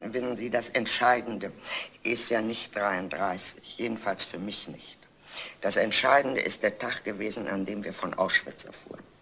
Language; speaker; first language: German; native; German